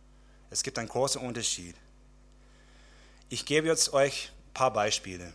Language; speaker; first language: German; non-native, fluent; English